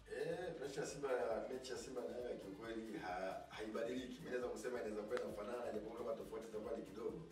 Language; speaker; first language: Swahili; native; Swahili